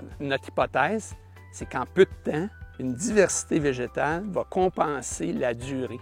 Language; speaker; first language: French; native; French